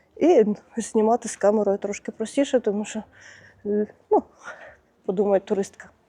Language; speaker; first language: Ukrainian; non-native, local second language; Russian